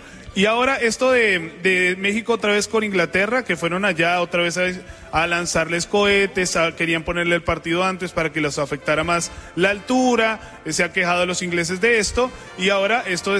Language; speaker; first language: Spanish; native; Spanish